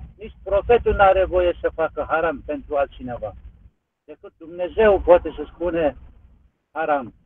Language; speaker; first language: Romanian; non-native, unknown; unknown